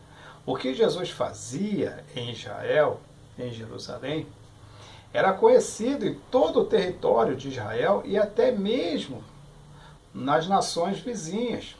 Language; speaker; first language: Portuguese; native; Portuguese